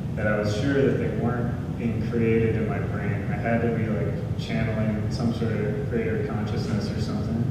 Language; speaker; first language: English; native; English